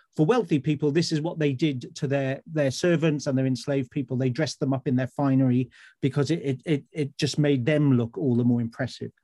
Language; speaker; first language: English; native; English